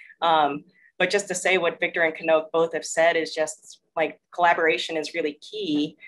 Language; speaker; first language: English; early bilingual, other home language; Korean